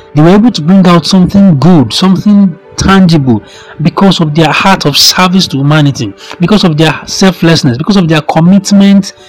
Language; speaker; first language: English; non-native, local second language; Yoruba